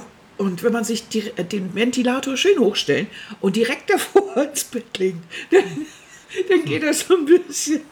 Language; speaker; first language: German; native; German